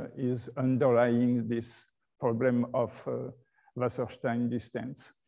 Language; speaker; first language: English; non-native, fluent; French